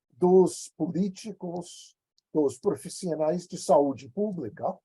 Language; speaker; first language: Portuguese; non-native, fluent; English